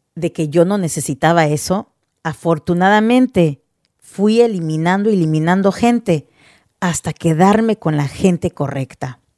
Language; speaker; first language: Spanish; early bilingual, heritage; Spanish